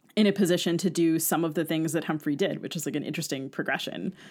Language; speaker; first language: English; native; English